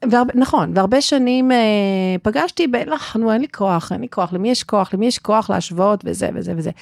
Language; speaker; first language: Hebrew; non-native, fluent; English